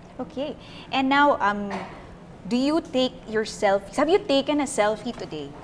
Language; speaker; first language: English; non-native, local second language; Filipino